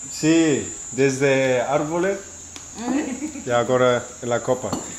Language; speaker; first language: Portuguese; non-native, learner; English